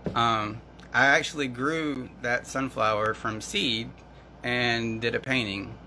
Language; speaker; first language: English; native; English